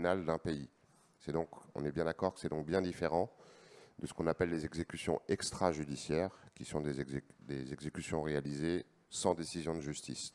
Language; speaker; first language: French; native; French